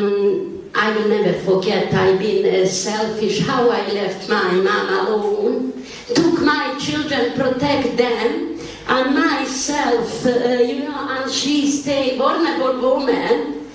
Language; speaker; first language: English; non-native, learner; Bosnian